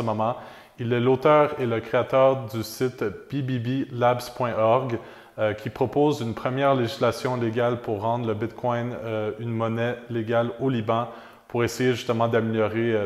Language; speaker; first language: French; native; French